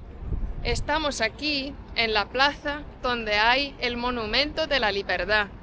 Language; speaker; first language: Spanish; non-native, fluent; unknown